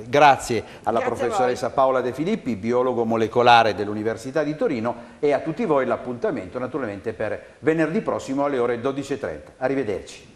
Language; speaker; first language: Italian; native; Italian